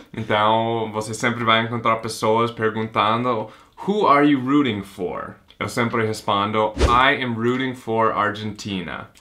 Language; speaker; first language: Portuguese; non-native, fluent; English